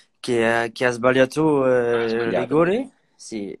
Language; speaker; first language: Italian; non-native, learner; French